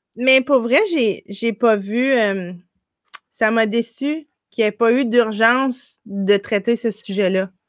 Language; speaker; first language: French; native; French